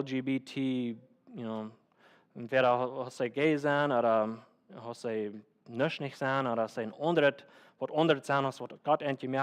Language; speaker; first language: German; non-native, learner; Plautdietsch